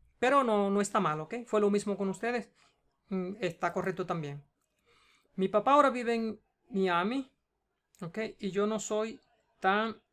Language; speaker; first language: Spanish; native; Spanish